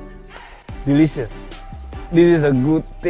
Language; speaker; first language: English; non-native, learner; Indonesian